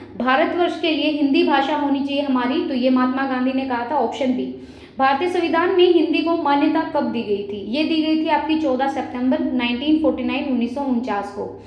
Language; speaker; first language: Hindi; native; Hindi